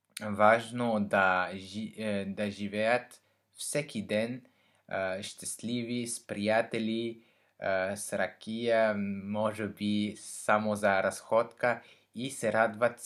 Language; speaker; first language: Bulgarian; non-native, learner; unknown